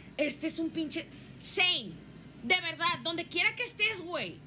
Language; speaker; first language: Spanish; native; Spanish